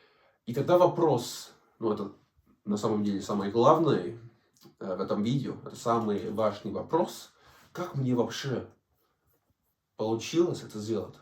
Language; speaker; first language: Russian; non-native, fluent; Danish